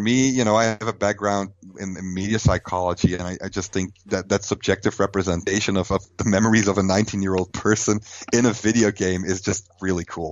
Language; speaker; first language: English; non-native, fluent; Dutch